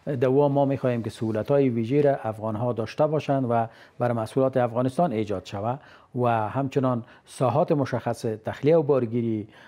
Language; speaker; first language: Persian; native; Persian